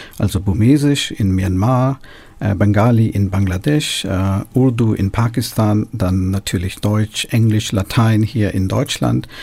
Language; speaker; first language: German; early bilingual, other home language; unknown